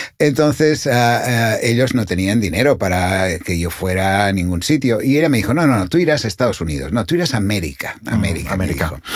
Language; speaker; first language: Spanish; non-native, local second language; Catalan